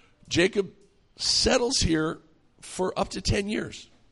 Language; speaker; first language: English; native; English